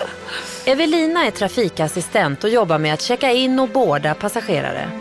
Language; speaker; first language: Swedish; native; Swedish